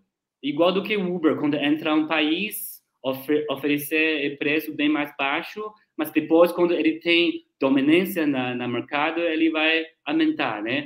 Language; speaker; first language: Portuguese; non-native, learner; Chinese